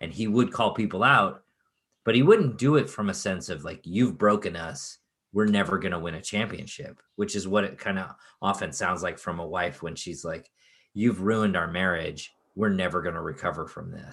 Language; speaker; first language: English; native; English